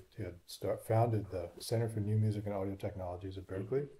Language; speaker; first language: English; native; English